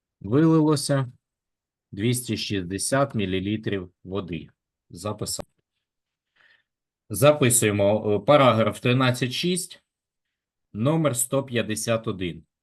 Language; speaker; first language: Ukrainian; native; Ukrainian